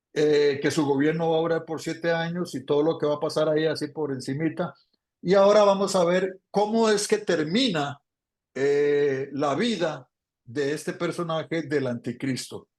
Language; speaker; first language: Spanish; native; Spanish